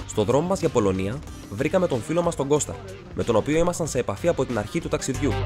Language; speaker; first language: Greek; native; Greek